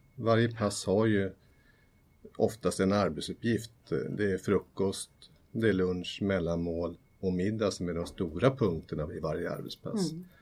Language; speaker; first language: Swedish; native; Swedish